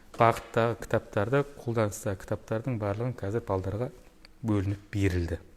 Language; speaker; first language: Kazakh; native; Kazakh